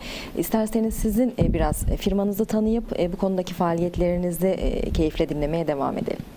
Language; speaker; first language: Turkish; native; Turkish